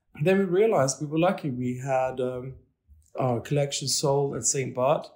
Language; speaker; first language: English; non-native, fluent; Swedish